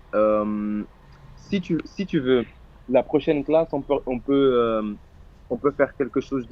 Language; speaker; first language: French; non-native, fluent; Portuguese